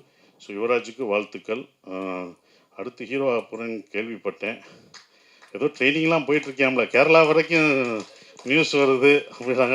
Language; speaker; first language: Tamil; native; Tamil